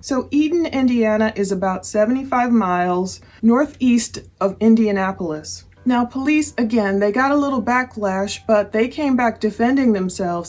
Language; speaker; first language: English; native; English